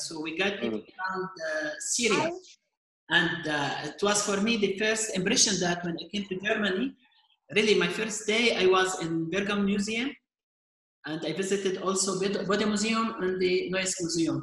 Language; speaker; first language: English; non-native, fluent; Arabic